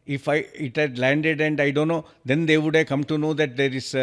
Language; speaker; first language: English; non-native, local second language; Kannada